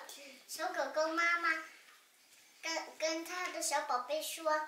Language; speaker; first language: Chinese; early bilingual, heritage; Chinese